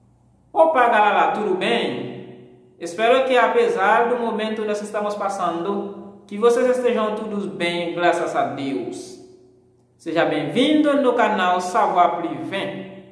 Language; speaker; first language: Portuguese; non-native, fluent; Haitian Creole